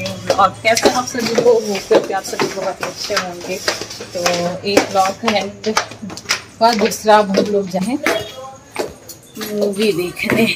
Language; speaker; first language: Hindi; native; Hindi